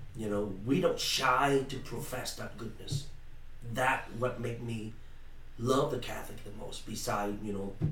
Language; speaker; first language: English; non-native, fluent; Vietnamese